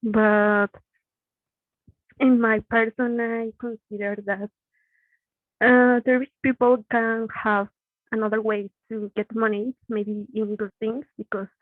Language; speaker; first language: English; non-native, learner; Spanish